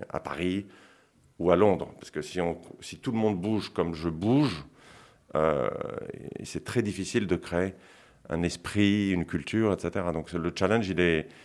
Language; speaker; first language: French; early bilingual, other home language; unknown